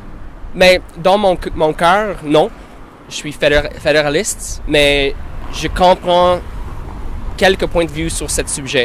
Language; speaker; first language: French; non-native, local second language; English